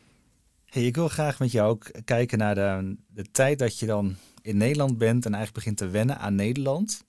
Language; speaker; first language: Dutch; native; Dutch